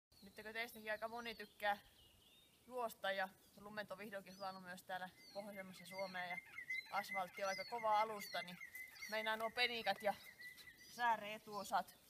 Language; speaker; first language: Finnish; native; Finnish